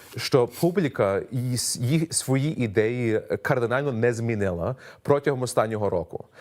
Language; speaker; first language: Ukrainian; early bilingual, heritage; Ukrainian